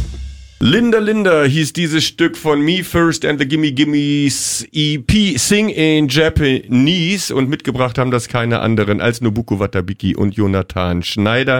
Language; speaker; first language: German; native; German